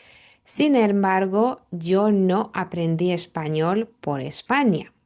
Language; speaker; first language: Spanish; non-native, fluent; Lithuanian